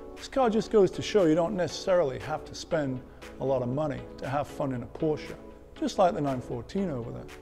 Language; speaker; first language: English; native; English